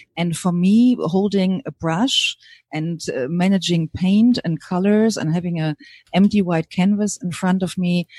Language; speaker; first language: English; non-native, fluent; German